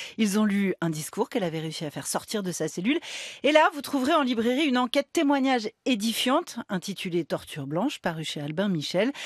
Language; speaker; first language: French; native; French